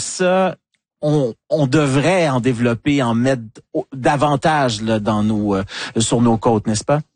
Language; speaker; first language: French; native; French